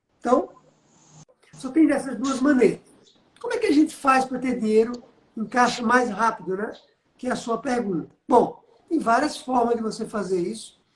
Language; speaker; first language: Portuguese; native; Portuguese